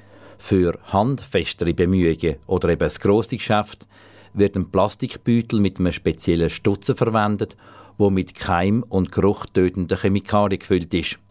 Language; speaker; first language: German; native; German